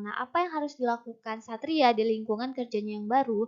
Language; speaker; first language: Indonesian; native; Indonesian